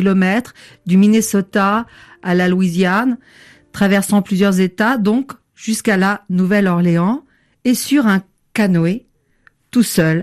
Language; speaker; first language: French; native; French